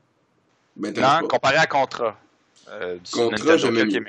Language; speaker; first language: French; native; French